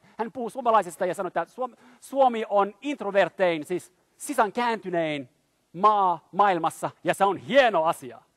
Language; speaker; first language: Finnish; non-native, fluent; French